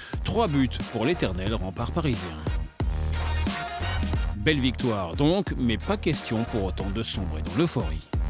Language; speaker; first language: French; native; French